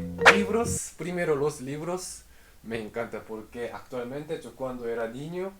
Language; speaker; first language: Spanish; non-native, fluent; Korean